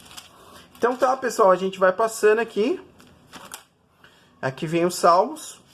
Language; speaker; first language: Portuguese; native; Portuguese